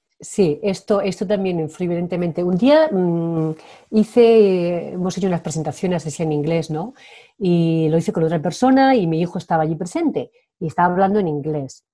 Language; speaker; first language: Spanish; native; Spanish